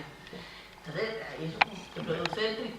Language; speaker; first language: Spanish; native; Spanish